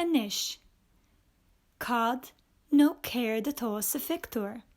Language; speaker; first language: Irish; non-native, local second language; English